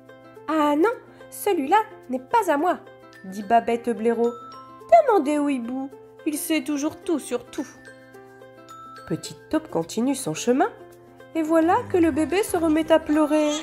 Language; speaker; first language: French; native; French